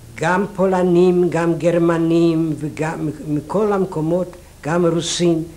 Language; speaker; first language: Hebrew; non-native, fluent; Yiddish